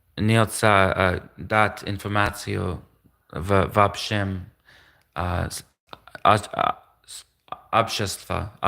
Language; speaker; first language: Russian; non-native, learner; English